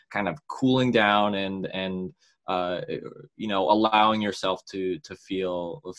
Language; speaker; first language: English; native; English